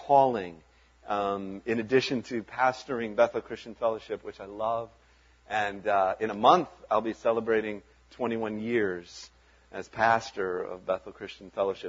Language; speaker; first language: English; native; English